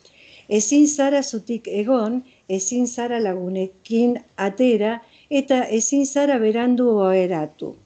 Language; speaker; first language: Basque; non-native, learner; Spanish